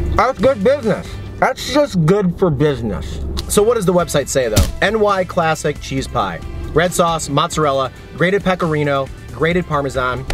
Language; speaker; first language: English; native; English